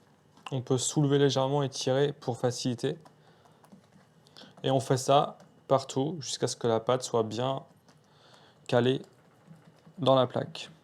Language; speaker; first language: French; native; French